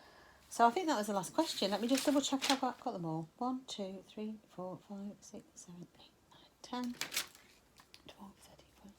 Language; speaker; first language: English; native; English